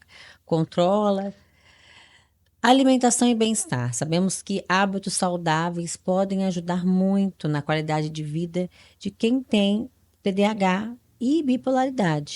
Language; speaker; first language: Portuguese; native; Portuguese